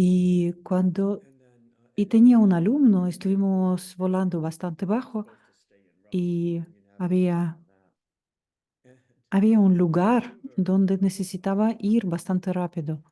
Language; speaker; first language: Spanish; non-native, fluent; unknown